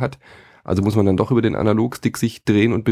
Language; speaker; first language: German; native; German